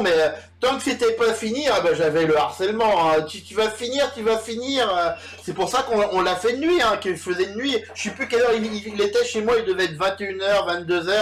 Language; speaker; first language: French; native; French